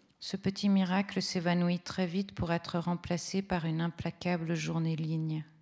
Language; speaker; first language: French; early bilingual, other home language; Italian